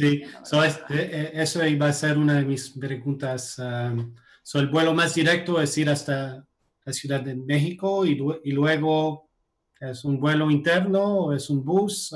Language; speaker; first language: Spanish; non-native, fluent; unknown